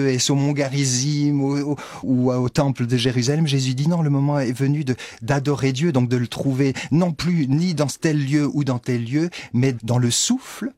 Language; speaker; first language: French; native; French